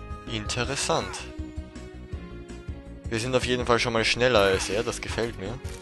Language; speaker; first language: German; native; German